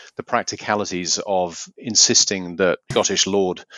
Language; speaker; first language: English; native; English